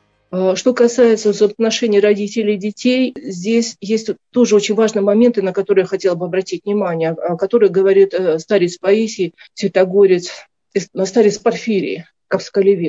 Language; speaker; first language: Russian; native; Russian